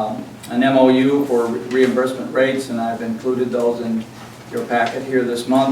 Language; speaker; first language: English; native; English